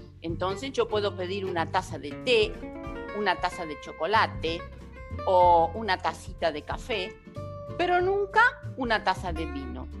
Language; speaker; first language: Spanish; non-native, fluent; Portuguese